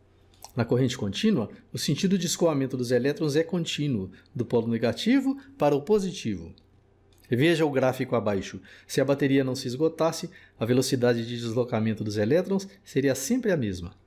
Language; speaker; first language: Portuguese; native; Portuguese